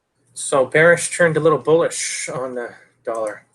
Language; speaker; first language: English; native; English